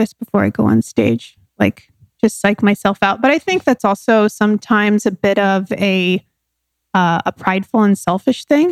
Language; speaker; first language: English; native; English